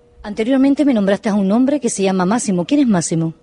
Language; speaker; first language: Spanish; native; Spanish